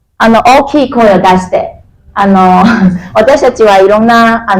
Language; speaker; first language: Japanese; non-native, fluent; Chinese